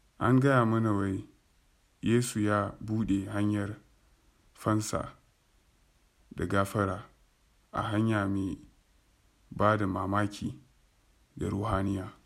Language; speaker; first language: Hausa; non-native, local second language; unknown